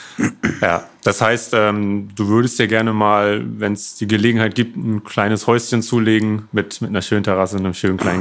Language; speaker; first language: German; native; German